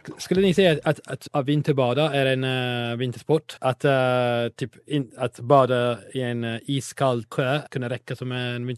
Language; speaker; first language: Swedish; non-native, learner; English